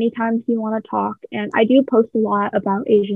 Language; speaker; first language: English; native; English